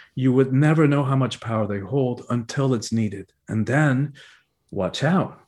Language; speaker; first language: English; early bilingual, other home language; Spanish